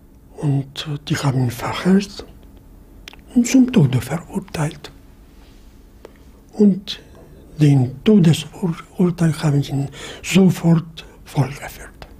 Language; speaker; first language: German; non-native, fluent; Polish